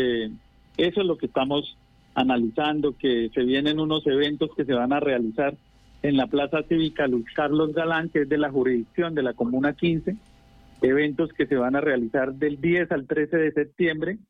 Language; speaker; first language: Spanish; native; Spanish